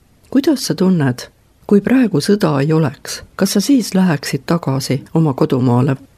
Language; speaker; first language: Estonian; native; Estonian